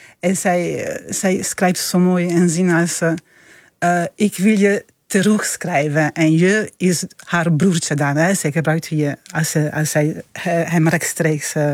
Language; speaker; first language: Dutch; non-native, fluent; Italian